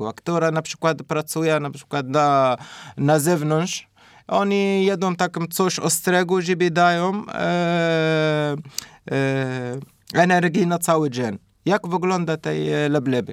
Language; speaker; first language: Polish; non-native, learner; Arabic